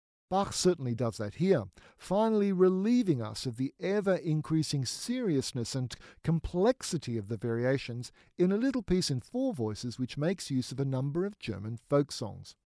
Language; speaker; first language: English; native; English